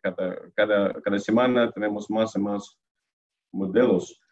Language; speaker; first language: Spanish; non-native, learner; Russian